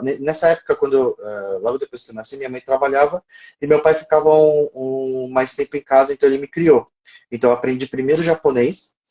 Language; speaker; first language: Portuguese; early bilingual, other home language; Japanese